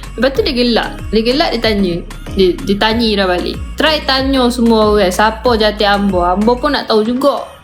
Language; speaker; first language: Malay; native; Malay